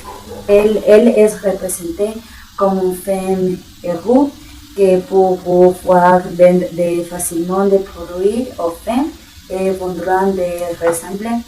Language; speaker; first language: French; non-native, learner; Spanish